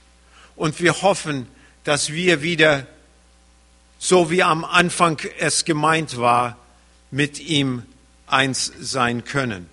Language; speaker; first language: German; early bilingual, heritage; German